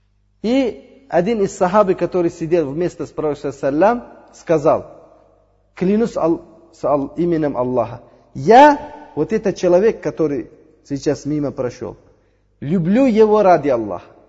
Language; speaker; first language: Russian; non-native, fluent; Uzbek